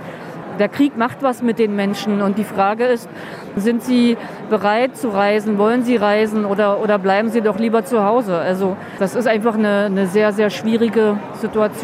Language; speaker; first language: German; native; German